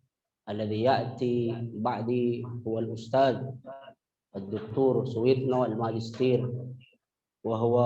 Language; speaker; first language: Arabic; non-native, fluent; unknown